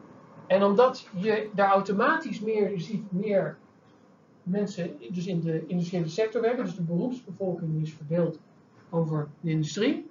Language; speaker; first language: Dutch; native; Dutch